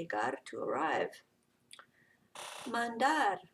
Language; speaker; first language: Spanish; non-native, fluent; English